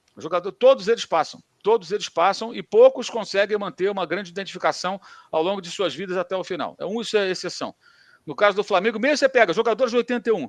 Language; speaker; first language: Portuguese; native; Portuguese